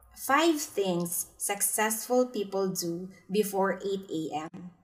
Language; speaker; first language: English; non-native, local second language; Filipino